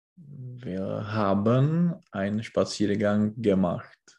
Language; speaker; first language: German; non-native, learner; Czech